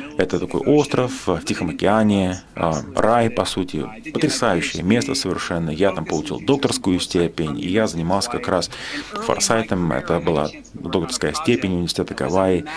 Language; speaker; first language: Russian; non-native, fluent; English